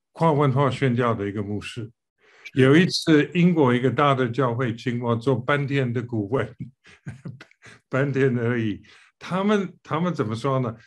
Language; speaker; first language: Chinese; non-native, fluent; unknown